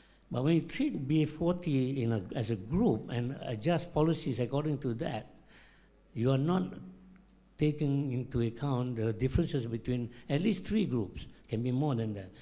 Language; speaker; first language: English; non-native, local second language; Malay